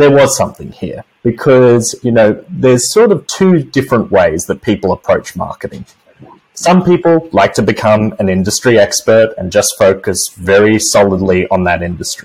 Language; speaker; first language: English; native; English